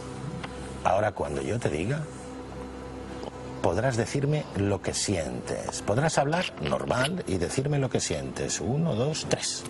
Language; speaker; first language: Spanish; native; Spanish